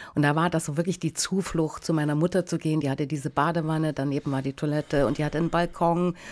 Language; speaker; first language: German; native; German